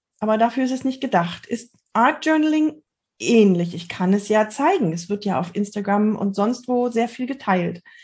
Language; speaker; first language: German; native; German